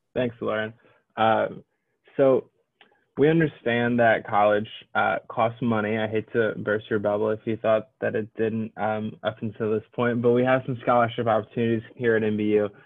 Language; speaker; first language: English; native; English